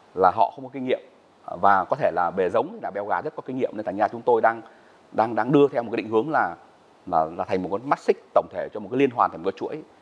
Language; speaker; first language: Vietnamese; native; Vietnamese